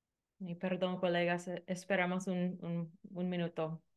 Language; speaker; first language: Spanish; non-native, fluent; English